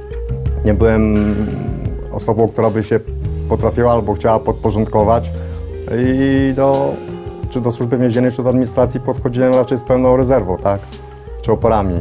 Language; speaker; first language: Polish; native; Polish